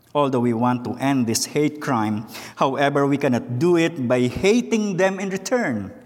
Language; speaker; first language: English; non-native, local second language; Filipino